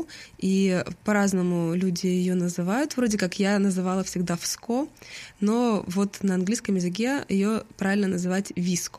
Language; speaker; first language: Russian; native; Russian